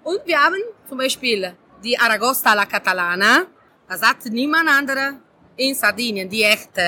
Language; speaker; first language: German; non-native, learner; Catalan